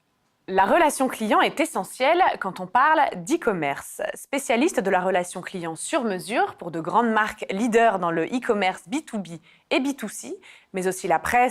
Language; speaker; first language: French; native; French